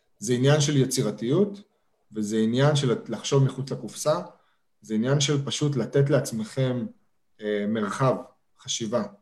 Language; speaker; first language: Hebrew; native; Hebrew